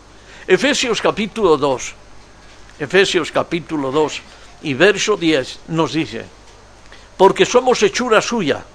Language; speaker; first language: Spanish; native; Spanish